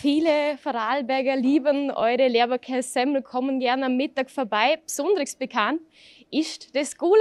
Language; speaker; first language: German; native; German